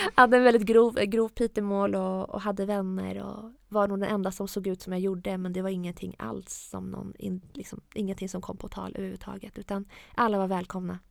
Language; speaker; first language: Swedish; early bilingual, other home language; Arabic